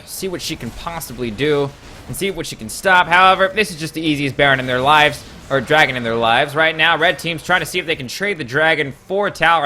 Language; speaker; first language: English; native; English